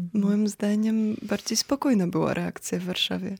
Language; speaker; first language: Polish; non-native, fluent; Ukrainian